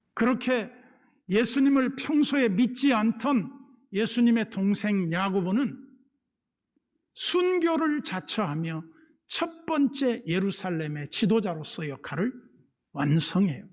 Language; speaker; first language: Korean; native; Korean